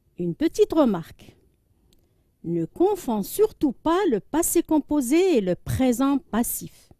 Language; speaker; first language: French; non-native, local second language; Arabic